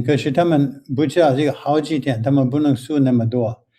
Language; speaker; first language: Chinese; non-native, fluent; English